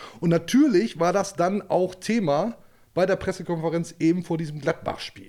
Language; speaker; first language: German; native; German